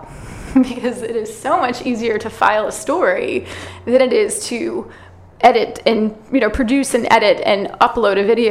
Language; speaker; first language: English; native; English